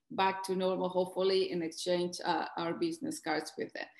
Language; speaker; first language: English; non-native, fluent; Spanish